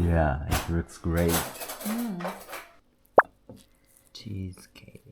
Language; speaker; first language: English; non-native, learner; Japanese